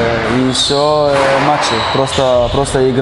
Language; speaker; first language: Russian; early bilingual, heritage; Russian